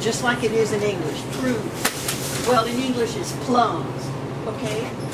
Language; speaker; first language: English; early bilingual, other home language; French